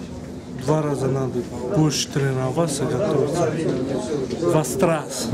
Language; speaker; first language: Russian; non-native, fluent; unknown